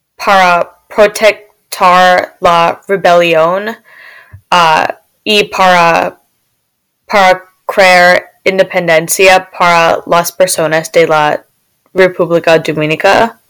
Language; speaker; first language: Spanish; non-native, learner; English